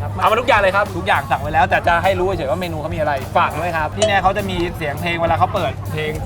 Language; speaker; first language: Thai; native; Thai